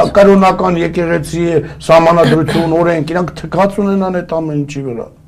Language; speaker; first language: Armenian; early bilingual, other home language; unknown